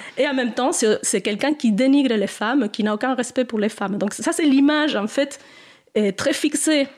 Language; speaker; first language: French; non-native, fluent; Spanish